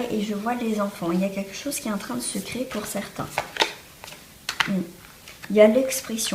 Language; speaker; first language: French; native; French